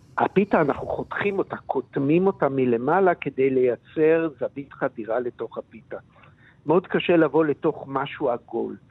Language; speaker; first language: Hebrew; native; Hebrew